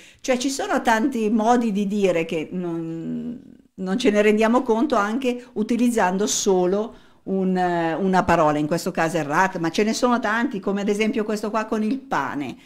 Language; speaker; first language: Italian; native; Italian